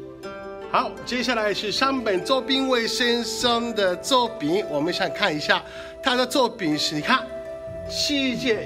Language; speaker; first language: Chinese; non-native, fluent; Japanese